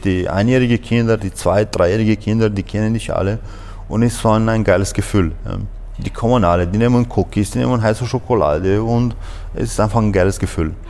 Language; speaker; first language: German; non-native, fluent; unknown